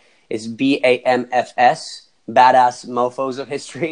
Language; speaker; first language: English; non-native, fluent; Spanish